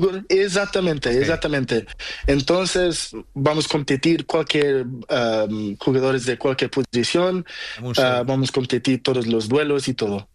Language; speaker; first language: Spanish; non-native, learner; Portuguese